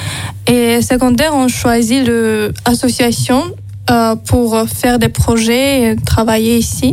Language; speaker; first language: French; non-native, learner; Azerbaijani